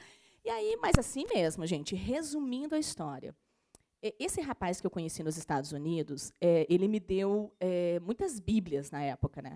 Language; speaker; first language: Portuguese; native; Portuguese